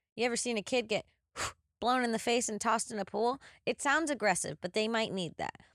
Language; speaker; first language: English; native; English